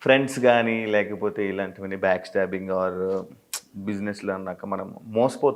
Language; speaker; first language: Telugu; native; Telugu